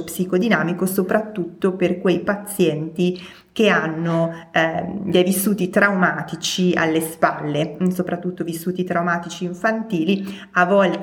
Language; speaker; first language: Italian; native; Italian